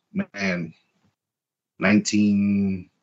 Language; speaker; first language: English; early bilingual, other home language; Spanish